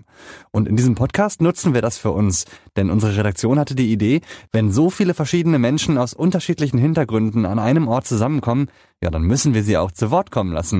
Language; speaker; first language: German; native; German